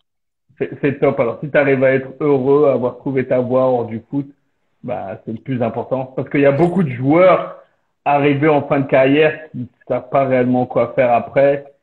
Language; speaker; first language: French; native; French